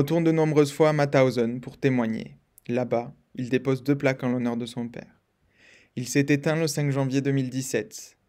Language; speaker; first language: French; native; French